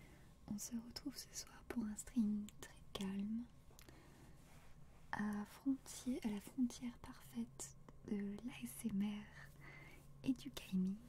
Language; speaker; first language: French; native; French